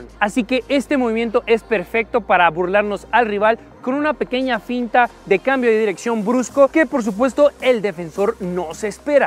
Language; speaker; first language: Spanish; native; Spanish